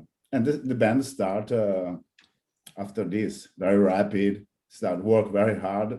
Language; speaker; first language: English; non-native, learner; Italian